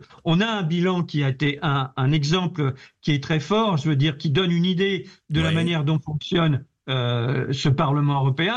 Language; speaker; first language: French; native; French